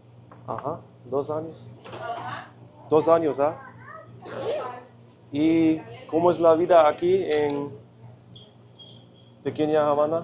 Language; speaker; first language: Spanish; non-native, learner; English